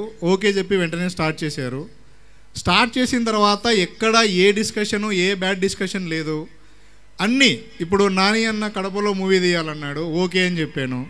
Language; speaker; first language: Telugu; native; Telugu